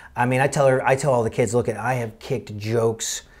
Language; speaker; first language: English; native; English